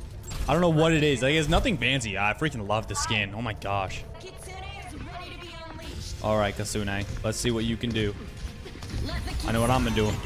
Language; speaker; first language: English; native; English